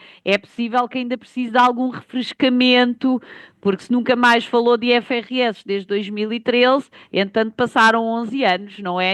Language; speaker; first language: Portuguese; native; Portuguese